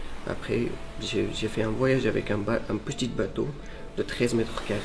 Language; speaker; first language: French; non-native, learner; Persian